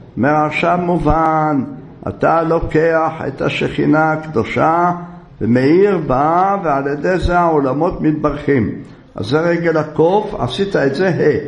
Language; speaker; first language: Hebrew; native; Hebrew